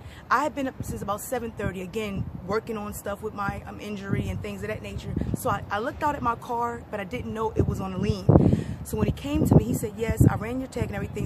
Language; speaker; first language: English; native; English